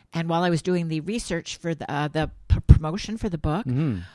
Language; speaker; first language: English; native; English